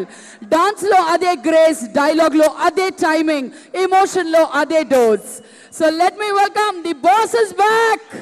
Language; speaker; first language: Telugu; native; Telugu